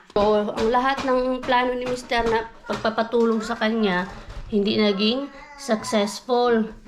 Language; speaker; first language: Filipino; non-native, local second language; Cebuano